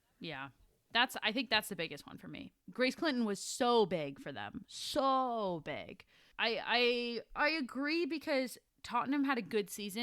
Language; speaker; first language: English; native; English